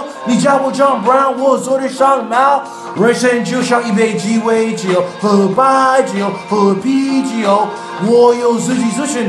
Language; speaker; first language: Chinese; non-native, learner; English